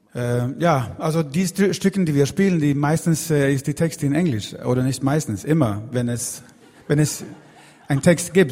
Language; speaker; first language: German; non-native, fluent; Swedish